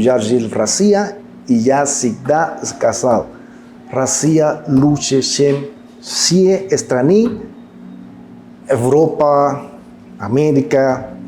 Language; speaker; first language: Russian; non-native, learner; Spanish